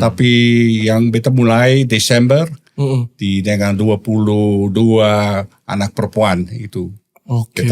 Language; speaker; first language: Indonesian; non-native, learner; Dutch